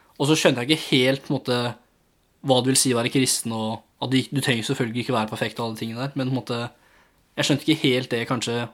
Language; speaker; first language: Norwegian; early bilingual, other home language; English